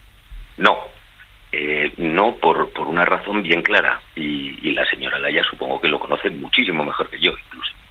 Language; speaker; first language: Spanish; native; Spanish